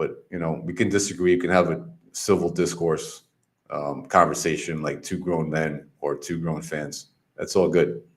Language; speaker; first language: English; native; English